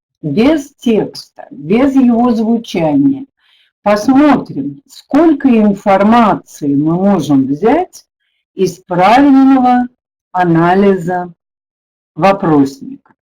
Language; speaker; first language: Russian; native; Russian